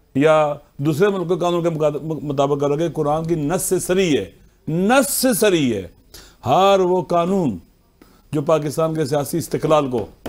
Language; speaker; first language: Urdu; non-native, local second language; Punjabi